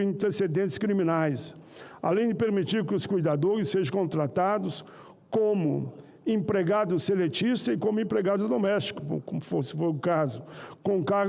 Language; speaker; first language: Portuguese; native; Portuguese